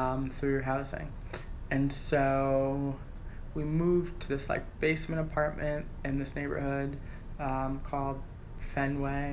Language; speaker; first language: English; native; English